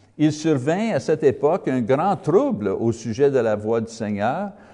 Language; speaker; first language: French; non-native, fluent; English